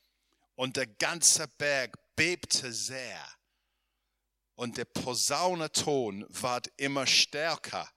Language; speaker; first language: German; non-native, fluent; English